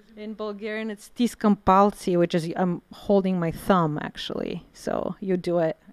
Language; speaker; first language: English; non-native, fluent; Bulgarian